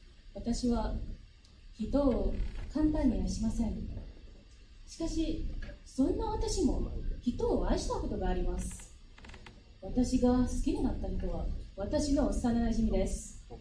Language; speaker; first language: Japanese; non-native, fluent; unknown